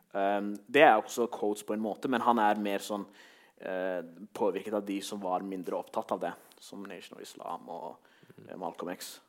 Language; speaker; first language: Norwegian; early bilingual, other home language; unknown